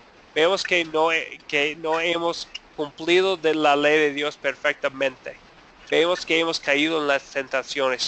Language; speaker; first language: Spanish; non-native, fluent; English